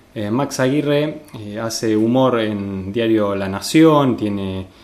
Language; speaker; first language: Spanish; native; Spanish